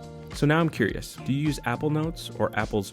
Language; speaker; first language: English; native; English